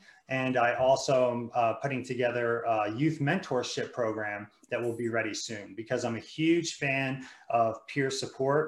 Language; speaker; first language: English; native; English